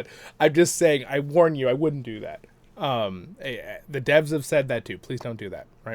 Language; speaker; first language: English; native; English